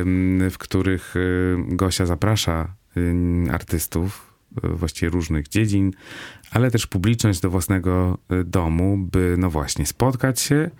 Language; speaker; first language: Polish; native; Polish